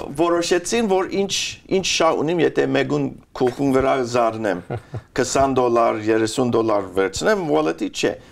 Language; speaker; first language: Armenian; early bilingual, heritage; Armenian